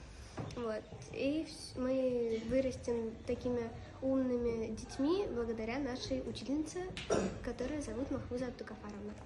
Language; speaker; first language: Russian; non-native, local second language; Uzbek